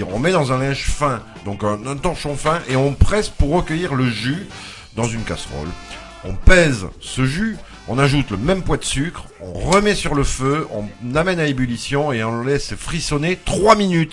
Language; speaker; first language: French; native; French